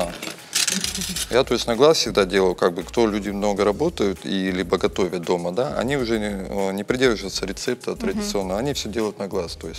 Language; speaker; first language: Russian; native; Russian